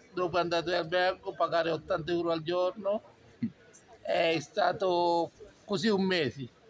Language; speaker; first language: Italian; non-native, fluent; Sinhala